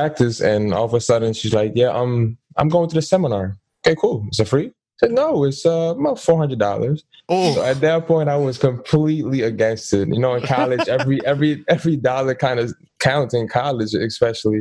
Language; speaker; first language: English; non-native, fluent; Dutch